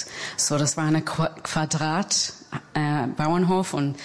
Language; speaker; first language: German; non-native, fluent; English